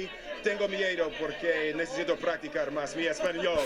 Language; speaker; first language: Spanish; non-native, learner; English